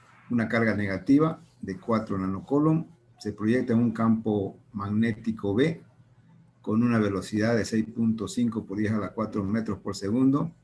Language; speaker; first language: Spanish; native; Spanish